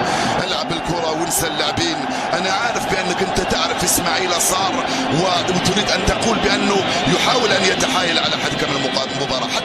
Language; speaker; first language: Arabic; native; Arabic